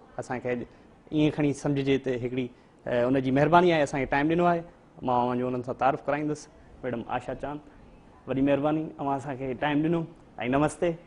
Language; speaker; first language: Sindhi; native; Sindhi